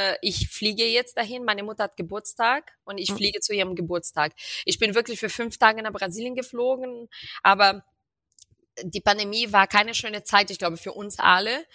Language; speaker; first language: German; non-native, fluent; Portuguese